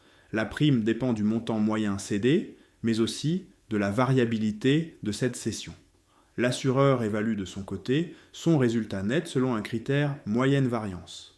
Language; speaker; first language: French; native; French